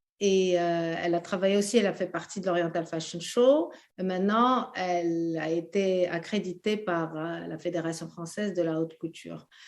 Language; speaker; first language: French; early bilingual, other home language; Arabic